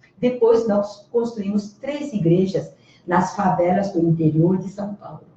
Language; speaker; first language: Portuguese; early bilingual, other home language; Korean